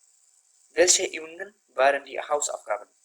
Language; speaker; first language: German; non-native, fluent; Tigrinya